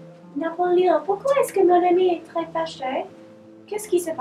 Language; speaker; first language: French; non-native, learner; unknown